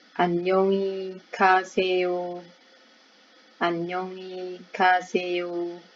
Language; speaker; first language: Korean; non-native, fluent; Thai